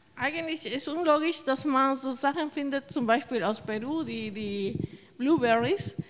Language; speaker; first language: German; non-native, fluent; Spanish